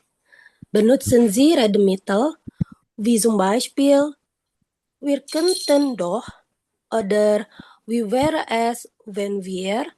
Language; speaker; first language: German; non-native, learner; Indonesian